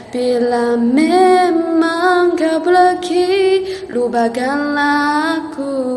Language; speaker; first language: Indonesian; non-native, learner; Chinese